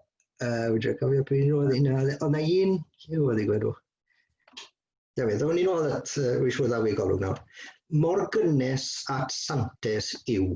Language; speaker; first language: Welsh; native; Welsh